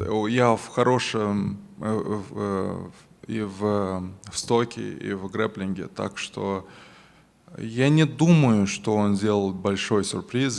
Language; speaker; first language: Russian; non-native, local second language; Romanian